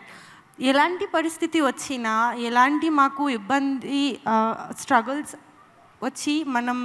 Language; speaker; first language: Telugu; non-native, learner; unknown